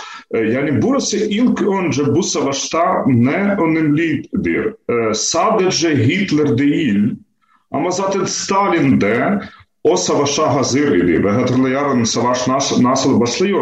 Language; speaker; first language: Turkish; non-native, fluent; Ukrainian